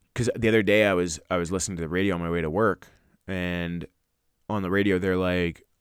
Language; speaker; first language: English; native; English